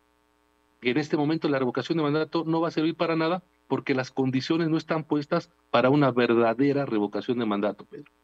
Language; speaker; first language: Spanish; native; Spanish